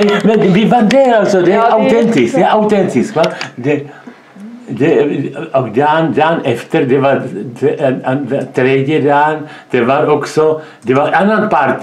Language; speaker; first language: Swedish; non-native, learner; Czech